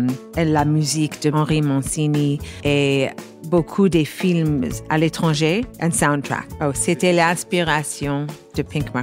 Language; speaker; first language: French; non-native, fluent; English